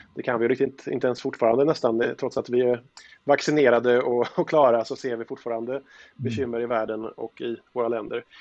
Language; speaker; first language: Swedish; native; Swedish